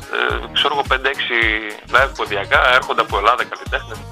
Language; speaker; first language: Greek; native; Greek